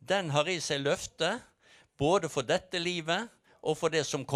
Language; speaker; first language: Norwegian; non-native, fluent; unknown